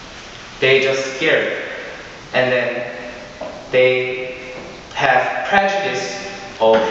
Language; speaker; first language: English; non-native, learner; Korean